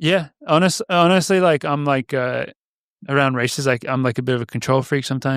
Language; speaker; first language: English; native; English